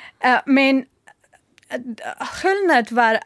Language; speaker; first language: Swedish; non-native, learner; Persian